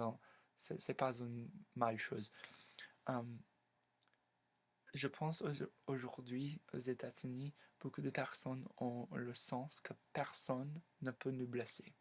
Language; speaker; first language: French; non-native, learner; English